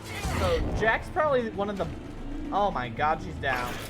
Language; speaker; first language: English; native; English